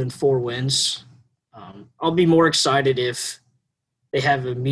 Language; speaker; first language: English; native; English